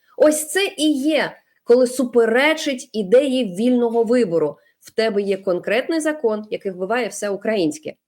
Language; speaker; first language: Ukrainian; non-native, local second language; Russian